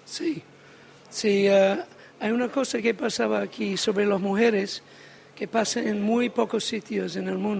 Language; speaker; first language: Spanish; non-native, learner; English